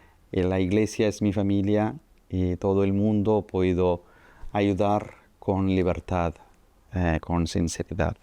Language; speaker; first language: Spanish; non-native, fluent; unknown